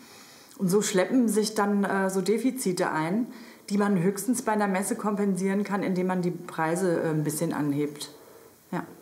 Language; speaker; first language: German; native; German